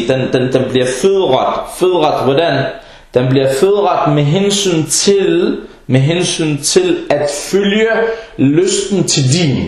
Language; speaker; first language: Danish; early bilingual, other home language; Arabic